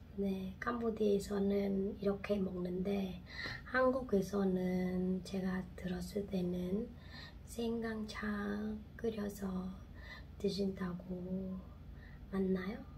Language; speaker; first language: Korean; non-native, fluent; Khmer